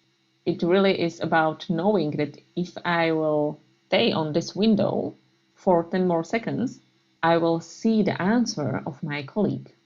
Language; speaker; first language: English; non-native, fluent; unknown